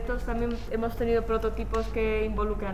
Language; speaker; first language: Spanish; native; Spanish